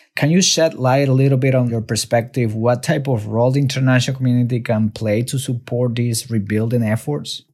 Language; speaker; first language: English; non-native, fluent; Spanish